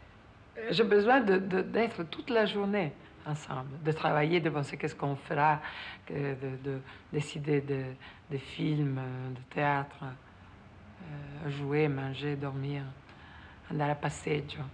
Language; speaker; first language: French; non-native, fluent; Italian